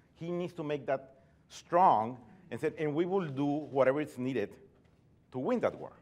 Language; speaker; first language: English; non-native, fluent; Spanish